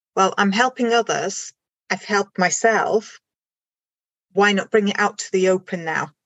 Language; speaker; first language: English; non-native, fluent; German